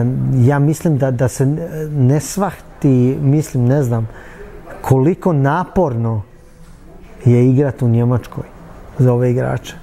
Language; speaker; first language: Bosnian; early bilingual, heritage; Bosnian